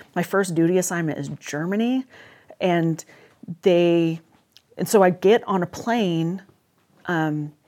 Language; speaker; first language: English; native; English